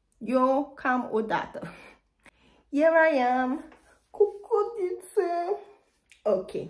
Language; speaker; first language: Romanian; non-native, learner; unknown